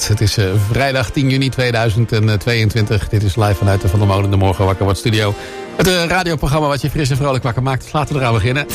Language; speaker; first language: Dutch; native; Dutch